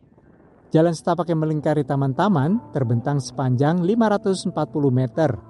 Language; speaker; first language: Indonesian; native; Indonesian